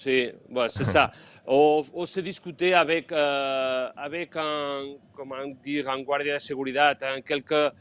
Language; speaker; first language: French; non-native, fluent; Spanish